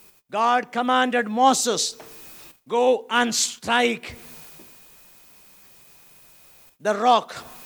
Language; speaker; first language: English; non-native, local second language; Malayalam